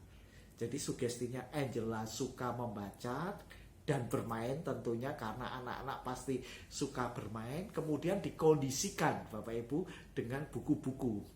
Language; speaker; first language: Indonesian; native; Indonesian